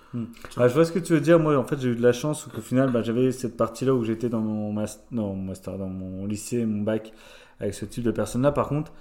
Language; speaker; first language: French; native; French